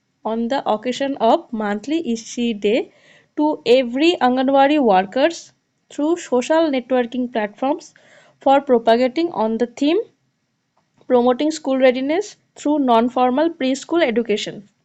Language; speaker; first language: English; non-native, local second language; Bangla